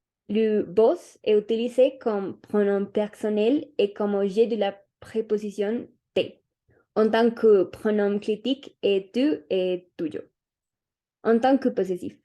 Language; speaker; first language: French; non-native, learner; Spanish